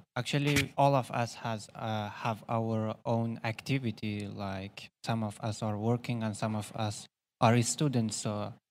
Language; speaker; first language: English; non-native, learner; Persian